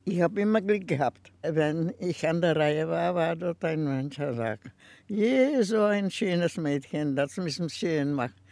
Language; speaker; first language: German; non-native, fluent; Czech